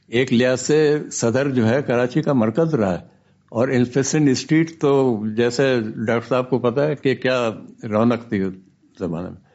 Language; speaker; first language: Urdu; non-native, local second language; Baluchi